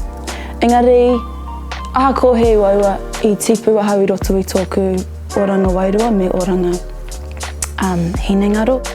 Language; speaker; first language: Māori; non-native, local second language; English